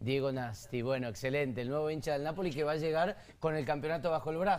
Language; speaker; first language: Spanish; native; Spanish